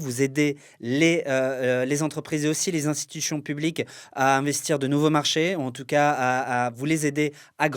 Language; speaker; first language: French; native; French